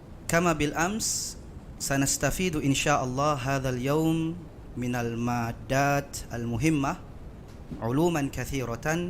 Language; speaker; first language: Arabic; non-native, local second language; Indonesian